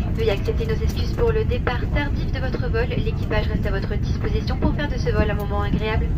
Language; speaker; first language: French; native; French